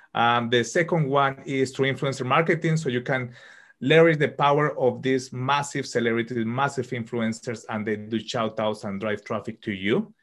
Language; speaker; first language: English; non-native, fluent; Spanish